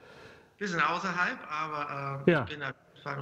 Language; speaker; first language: German; non-native, fluent; English